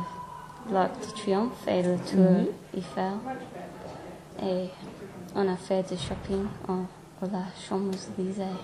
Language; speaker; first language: French; non-native, learner; English